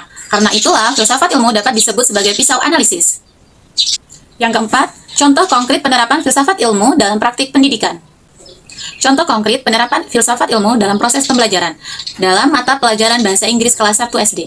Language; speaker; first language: Indonesian; native; Indonesian